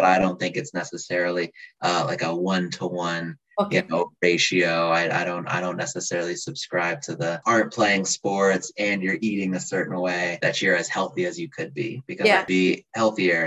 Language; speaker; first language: English; native; English